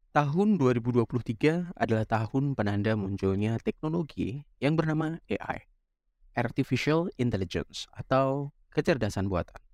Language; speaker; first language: Indonesian; non-native, local second language; Javanese